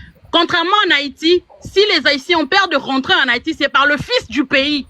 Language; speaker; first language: French; non-native, local second language; Lingala